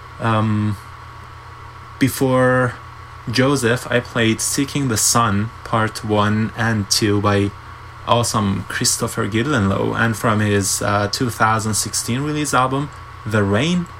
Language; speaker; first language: English; non-native, fluent; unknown